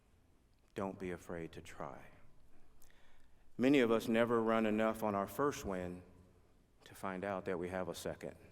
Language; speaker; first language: English; native; English